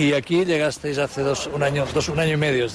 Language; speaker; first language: Spanish; native; Spanish